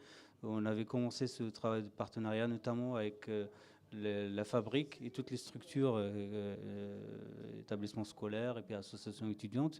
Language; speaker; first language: French; native; French